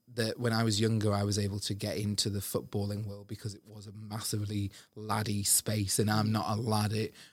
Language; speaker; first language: English; native; English